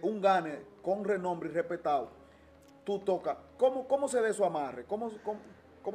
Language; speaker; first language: Spanish; native; Spanish